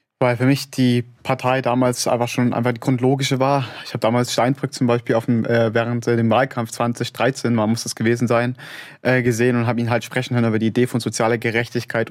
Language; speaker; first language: German; native; German